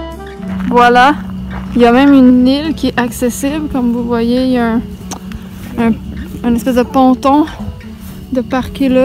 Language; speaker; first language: French; native; French